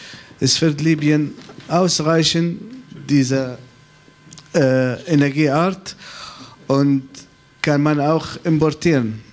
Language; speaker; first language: German; non-native, fluent; Arabic